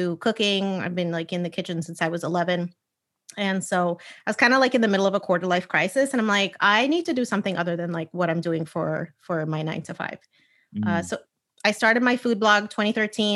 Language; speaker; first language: English; native; English